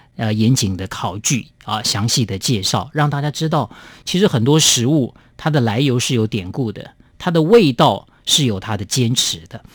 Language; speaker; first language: Chinese; native; Chinese